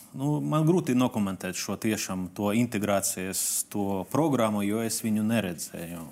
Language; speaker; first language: Latvian; non-native, local second language; Russian